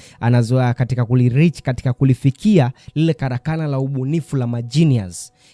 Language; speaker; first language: Swahili; native; Swahili